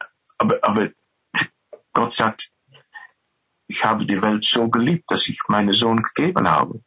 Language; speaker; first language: German; non-native, fluent; Dutch